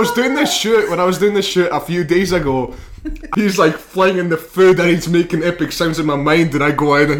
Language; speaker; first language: English; early bilingual, other home language; Slovak